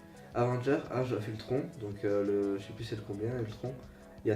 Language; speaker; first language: French; native; French